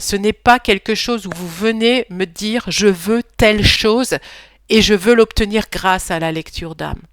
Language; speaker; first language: French; native; French